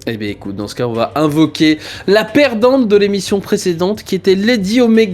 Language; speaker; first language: French; native; French